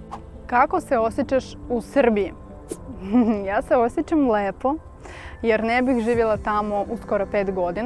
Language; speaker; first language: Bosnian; non-native, learner; Russian